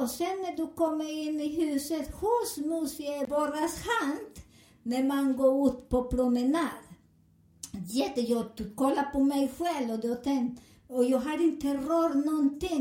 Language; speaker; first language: Swedish; non-native, learner; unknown